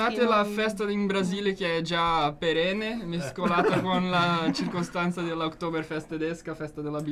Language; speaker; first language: Italian; non-native, fluent; Portuguese